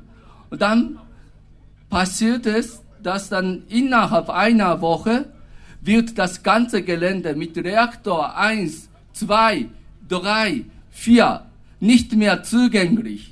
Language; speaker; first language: German; non-native, fluent; Japanese